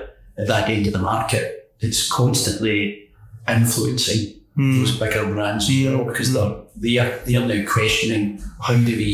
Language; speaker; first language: English; native; English